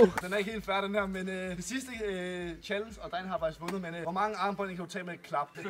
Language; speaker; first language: Danish; native; Danish